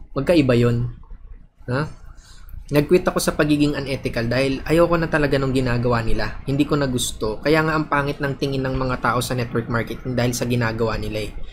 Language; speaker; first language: Filipino; native; Filipino